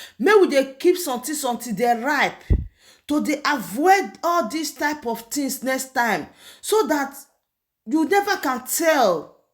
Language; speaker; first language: Nigerian Pidgin; non-native, local second language; Igbo